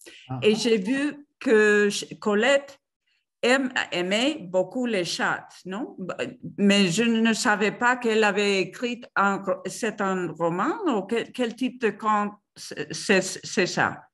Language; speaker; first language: French; non-native, fluent; Spanish